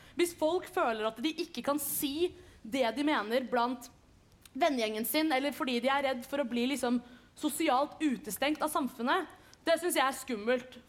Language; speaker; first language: Norwegian; early bilingual, other home language; Kurdish